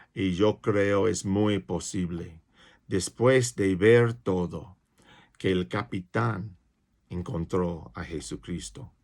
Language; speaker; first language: Spanish; non-native, fluent; English